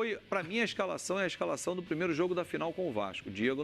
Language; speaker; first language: Portuguese; native; Portuguese